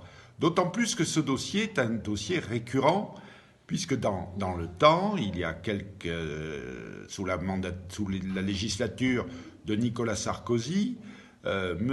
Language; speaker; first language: French; native; French